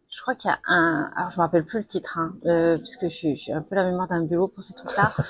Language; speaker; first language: French; early bilingual, other home language; Spanish